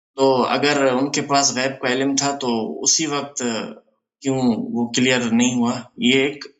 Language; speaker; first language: Urdu; non-native, local second language; Sindhi